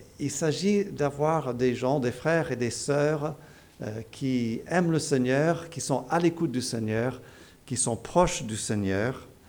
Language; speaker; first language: French; non-native, fluent; English